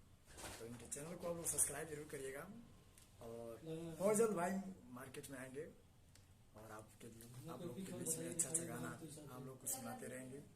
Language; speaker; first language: Hindi; non-native, local second language; Bhojpuri